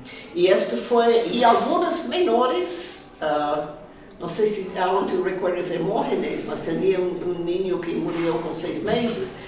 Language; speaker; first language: Spanish; non-native, fluent; Portuguese